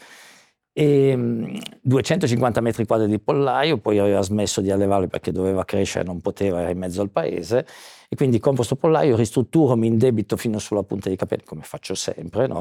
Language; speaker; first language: Italian; native; Italian